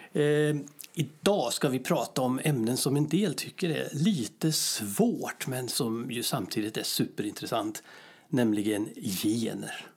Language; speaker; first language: Swedish; native; Swedish